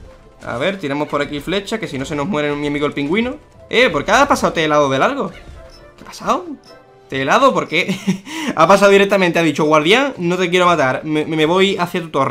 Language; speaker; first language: Spanish; native; Spanish